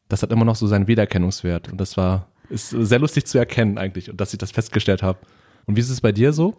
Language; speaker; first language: German; early bilingual, other home language; Vietnamese